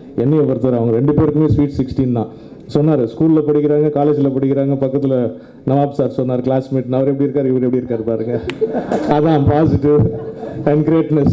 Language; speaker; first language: Tamil; native; Tamil